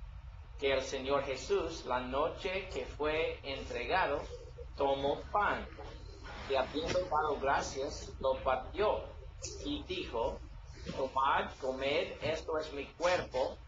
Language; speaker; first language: Spanish; non-native, learner; English